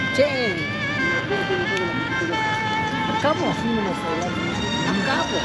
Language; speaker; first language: Spanish; native; Spanish